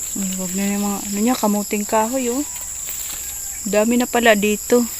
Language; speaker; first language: Filipino; native; Filipino